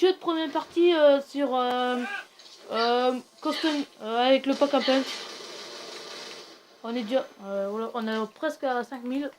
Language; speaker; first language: French; native; French